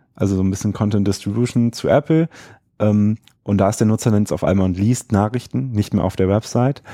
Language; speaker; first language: German; native; German